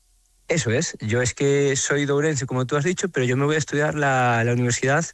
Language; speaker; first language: Spanish; native; Spanish